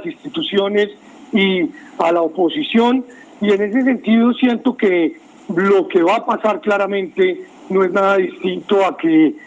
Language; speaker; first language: Spanish; native; Spanish